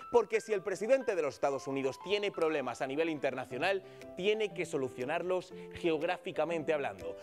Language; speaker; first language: Spanish; native; Spanish